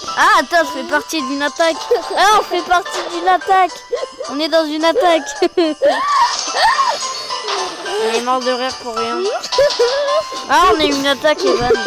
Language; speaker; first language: French; native; French